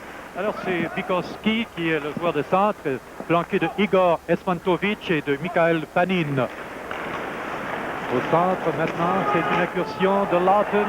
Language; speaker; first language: French; native; French